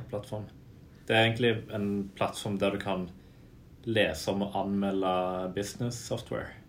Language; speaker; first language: Norwegian; native; Norwegian